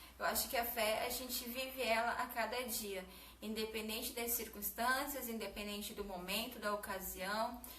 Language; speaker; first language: Portuguese; native; Portuguese